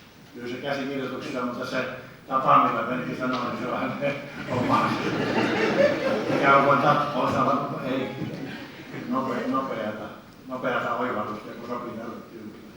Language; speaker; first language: Finnish; native; Finnish